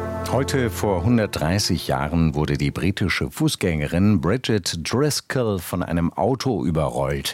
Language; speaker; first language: German; native; German